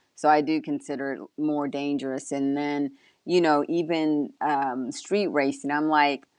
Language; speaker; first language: English; early bilingual, other home language; Spanish